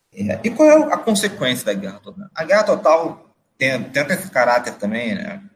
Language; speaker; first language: Portuguese; native; Portuguese